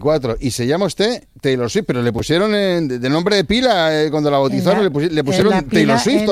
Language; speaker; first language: Spanish; native; Spanish